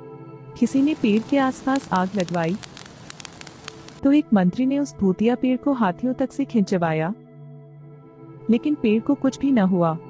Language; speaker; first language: Hindi; native; Hindi